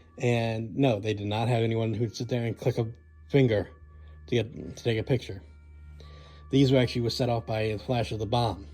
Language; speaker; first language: English; native; English